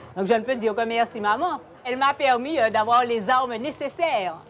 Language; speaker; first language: French; native; French